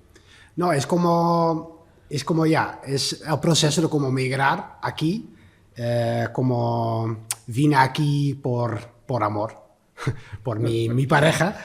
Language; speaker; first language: Spanish; non-native, learner; Dutch